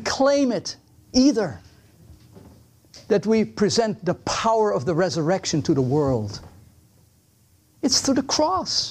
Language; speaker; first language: English; non-native, fluent; Dutch